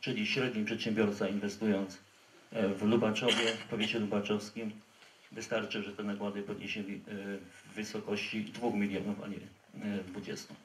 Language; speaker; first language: Polish; native; Polish